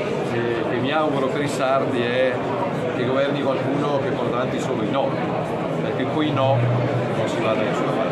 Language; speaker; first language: Italian; native; Italian